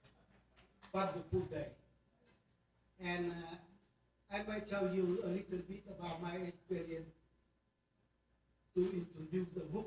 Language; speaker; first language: English; non-native, learner; Vietnamese